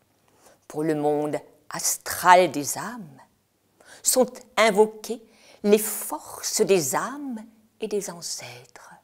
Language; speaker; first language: French; native; French